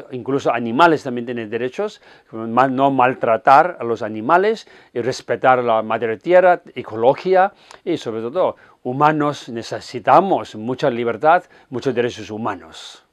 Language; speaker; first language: Spanish; non-native, fluent; Tibetan